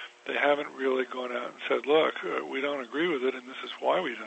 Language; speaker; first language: English; native; English